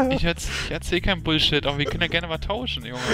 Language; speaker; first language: German; native; German